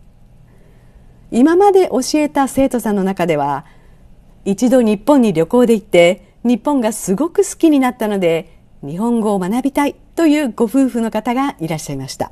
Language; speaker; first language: Japanese; native; Japanese